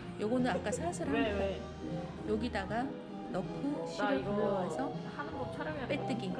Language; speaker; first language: Korean; native; Korean